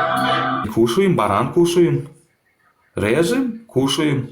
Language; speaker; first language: Russian; non-native, learner; Turkmen